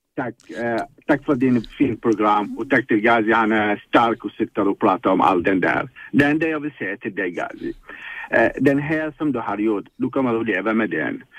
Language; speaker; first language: Swedish; non-native, learner; Arabic